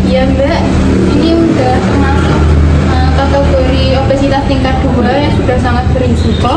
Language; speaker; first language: Indonesian; native; Indonesian